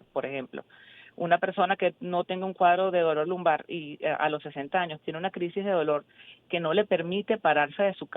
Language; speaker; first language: Spanish; native; Spanish